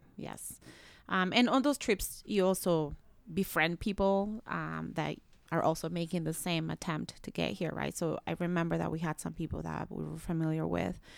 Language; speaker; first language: English; early bilingual, other home language; Spanish